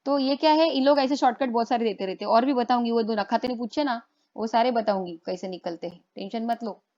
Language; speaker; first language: Hindi; non-native, local second language; Marathi